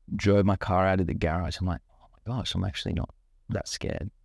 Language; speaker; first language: English; non-native, local second language; Sinhala